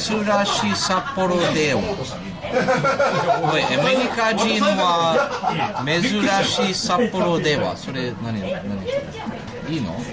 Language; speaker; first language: Japanese; non-native, learner; English